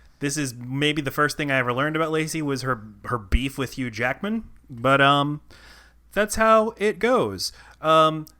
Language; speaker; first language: English; native; English